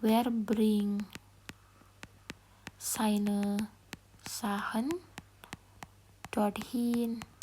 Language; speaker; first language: German; non-native, learner; Indonesian